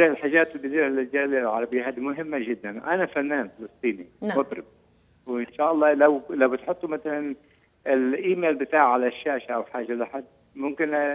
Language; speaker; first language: Arabic; native; Arabic